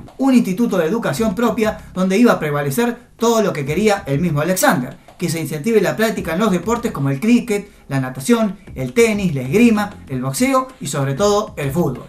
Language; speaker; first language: Spanish; native; Spanish